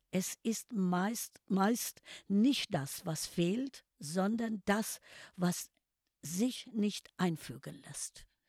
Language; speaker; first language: German; non-native, fluent; Persian